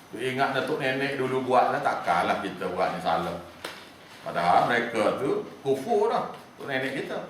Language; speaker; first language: Malay; native; Malay